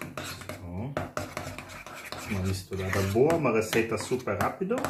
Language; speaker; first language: Portuguese; non-native, fluent; German